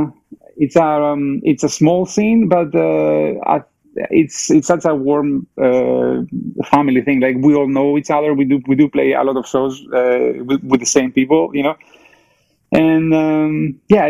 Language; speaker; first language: English; non-native, fluent; Greek